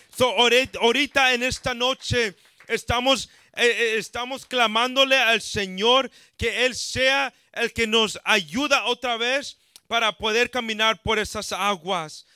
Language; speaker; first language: Spanish; early bilingual, heritage; Spanish